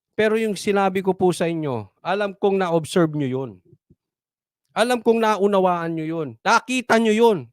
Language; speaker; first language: Filipino; native; Filipino